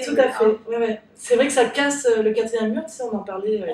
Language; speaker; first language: French; native; French